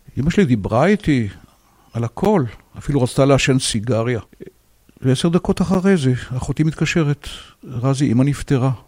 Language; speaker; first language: Hebrew; native; Hebrew